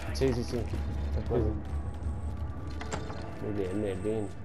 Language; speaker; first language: Spanish; native; Spanish